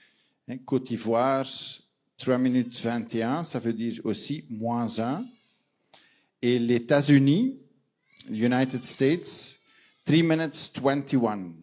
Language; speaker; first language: French; non-native, fluent; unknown